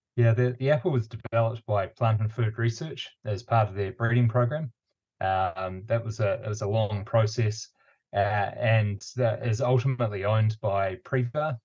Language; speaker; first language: English; native; English